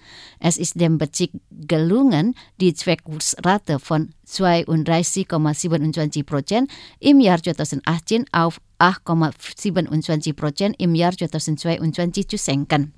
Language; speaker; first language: German; non-native, fluent; Indonesian